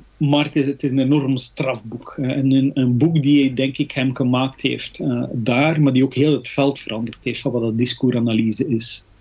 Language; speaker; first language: Dutch; native; Dutch